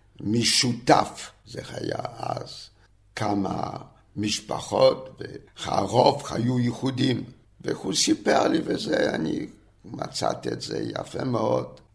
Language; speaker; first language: Hebrew; non-native, fluent; French